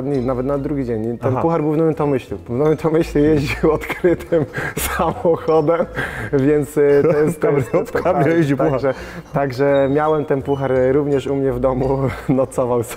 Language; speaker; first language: Polish; native; Polish